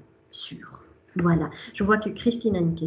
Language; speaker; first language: French; native; French